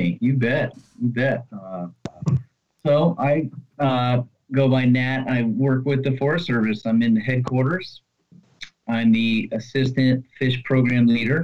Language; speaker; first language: English; native; English